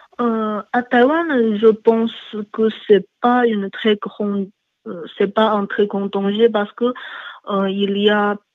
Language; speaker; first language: French; non-native, learner; Chinese